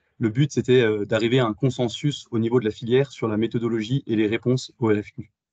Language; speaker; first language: French; native; French